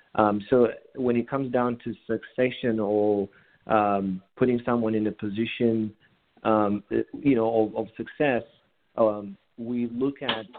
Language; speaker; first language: English; non-native, local second language; Bemba